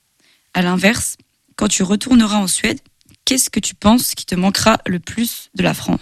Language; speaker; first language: French; native; French